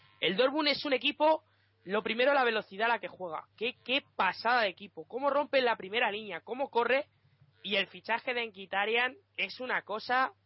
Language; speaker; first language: Spanish; native; Spanish